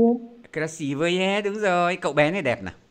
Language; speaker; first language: Vietnamese; native; Vietnamese